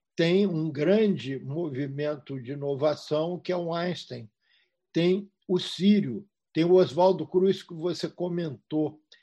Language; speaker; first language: Portuguese; native; Portuguese